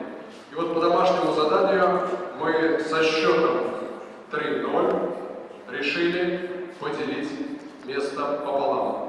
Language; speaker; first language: Russian; native; Russian